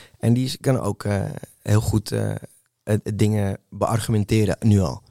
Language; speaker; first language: Dutch; early bilingual, other home language; Spanish